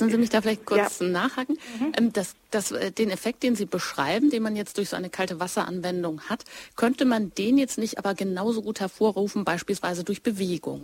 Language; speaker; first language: German; native; German